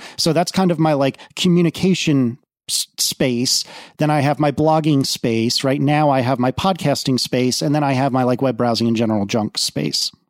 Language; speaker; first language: English; native; English